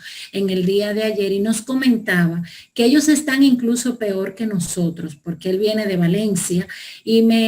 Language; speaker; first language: Spanish; native; Spanish